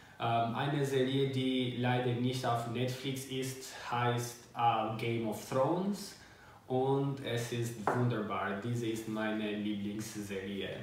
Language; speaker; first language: German; non-native, learner; Albanian